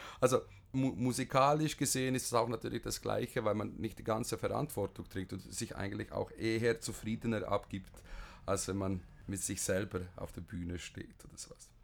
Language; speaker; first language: German; early bilingual, other home language; Bosnian